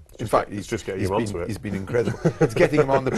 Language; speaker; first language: English; native; English